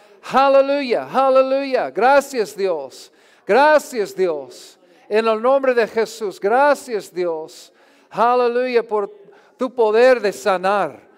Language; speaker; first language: Spanish; non-native, learner; English